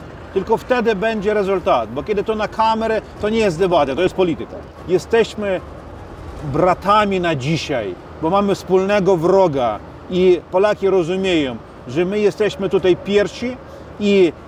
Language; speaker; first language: Polish; non-native, fluent; Ukrainian